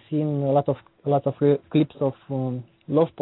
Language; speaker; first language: English; non-native, learner; Romanian